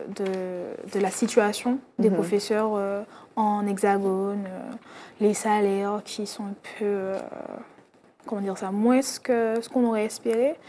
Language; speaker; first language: French; native; French